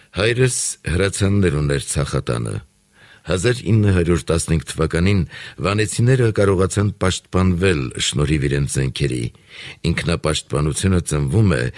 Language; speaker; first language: Armenian; native; Armenian